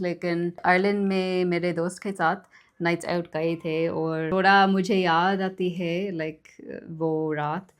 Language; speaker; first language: Hindi; non-native, learner; English